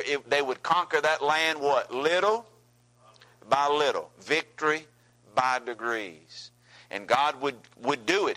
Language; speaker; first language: English; native; English